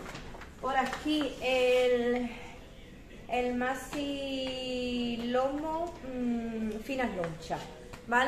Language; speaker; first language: Spanish; native; Spanish